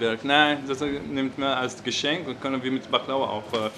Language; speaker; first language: German; non-native, learner; Arabic